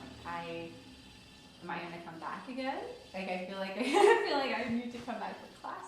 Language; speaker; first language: English; native; English